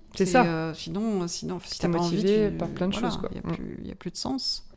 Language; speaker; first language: French; native; French